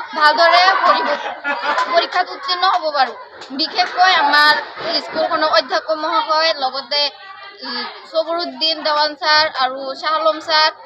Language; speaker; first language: Assamese; non-native, local second language; Bangla